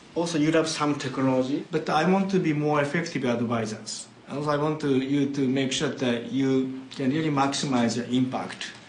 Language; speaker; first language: English; non-native, fluent; Japanese